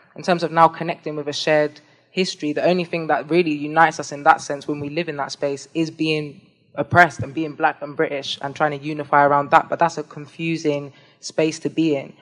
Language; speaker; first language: English; native; English